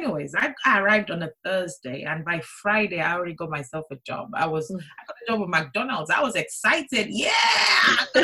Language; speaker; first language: English; non-native, local second language; Yoruba